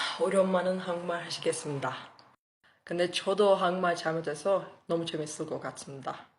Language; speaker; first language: Korean; non-native, learner; Turkish